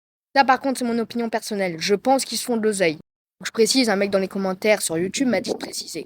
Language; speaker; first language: French; native; French